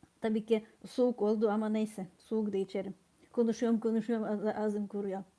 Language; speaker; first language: Turkish; non-native, fluent; Ukrainian